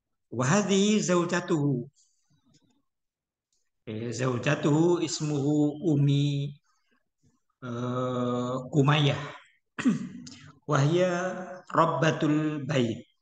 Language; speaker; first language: Arabic; non-native, fluent; Indonesian